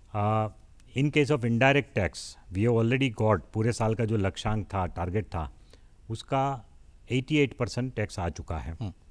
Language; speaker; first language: Hindi; non-native, local second language; Gujarati